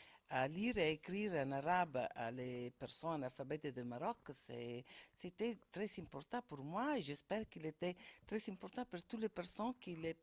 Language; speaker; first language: French; non-native, fluent; Italian